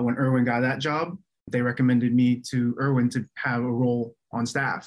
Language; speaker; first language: English; early bilingual, other home language; Chinese